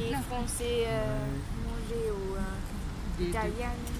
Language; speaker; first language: French; non-native, learner; German